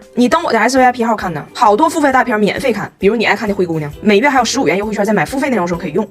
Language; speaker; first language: Chinese; native; Chinese